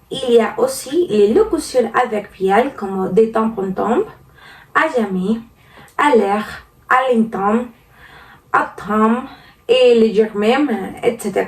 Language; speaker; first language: French; non-native, learner; Spanish